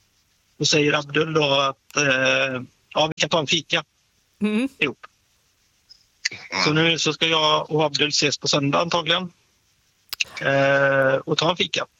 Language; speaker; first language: Swedish; native; Swedish